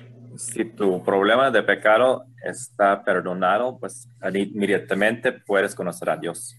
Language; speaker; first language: Spanish; non-native, fluent; Korean